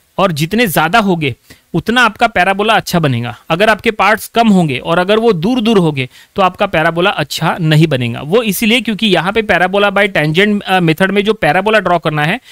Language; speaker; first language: Hindi; non-native, local second language; Marathi